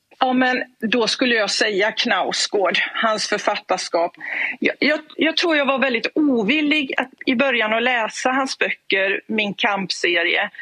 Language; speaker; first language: Swedish; native; Swedish